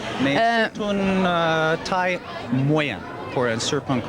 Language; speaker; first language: French; non-native, learner; English